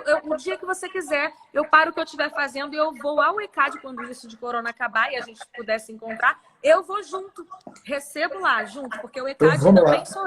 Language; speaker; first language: Portuguese; native; Portuguese